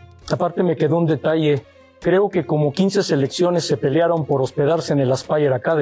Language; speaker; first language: Spanish; native; Spanish